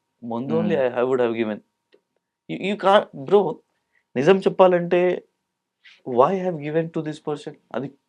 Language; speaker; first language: Telugu; non-native, local second language; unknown